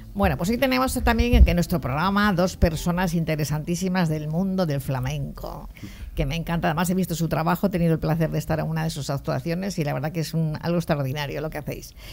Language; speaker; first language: Spanish; native; Spanish